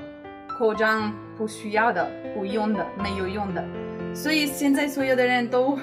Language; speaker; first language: Chinese; non-native, fluent; Italian